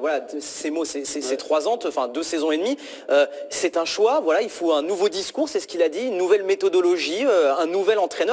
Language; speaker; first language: French; native; French